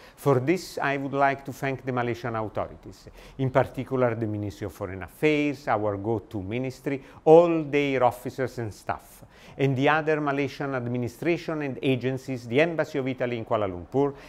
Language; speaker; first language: English; non-native, fluent; Italian